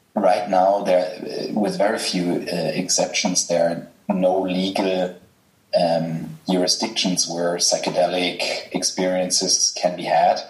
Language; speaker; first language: English; non-native, fluent; German